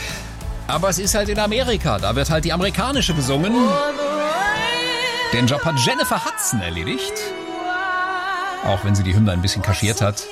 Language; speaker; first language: German; native; German